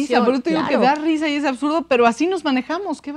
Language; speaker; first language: Spanish; native; Spanish